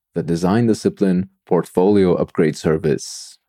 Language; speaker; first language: English; non-native, fluent; Turkish